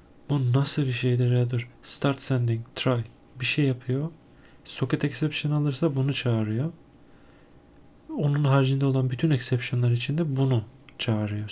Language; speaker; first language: Turkish; native; Turkish